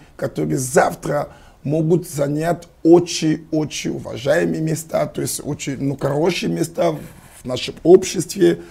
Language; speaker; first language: Russian; non-native, fluent; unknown